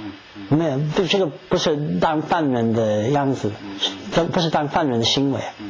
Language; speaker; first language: Chinese; non-native, fluent; English